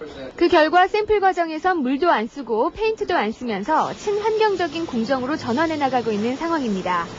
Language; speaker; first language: Korean; native; Korean